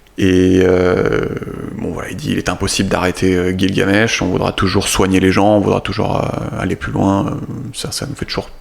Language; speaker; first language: French; native; French